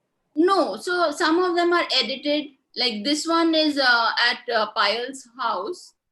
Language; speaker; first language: English; non-native, local second language; Hindi